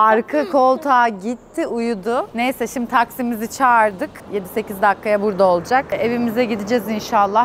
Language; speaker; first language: Turkish; native; Turkish